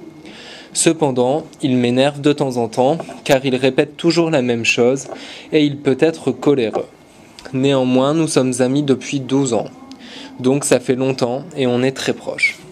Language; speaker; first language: French; non-native, learner; English